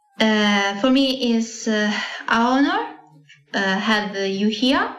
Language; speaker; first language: English; non-native, learner; Italian